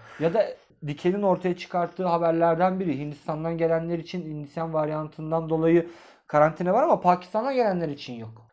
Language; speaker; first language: Turkish; native; Turkish